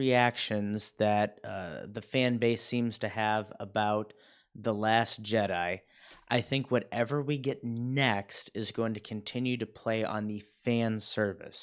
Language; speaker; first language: English; native; English